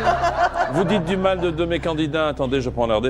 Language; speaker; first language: French; native; French